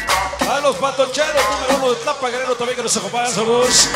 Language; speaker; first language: Spanish; native; Spanish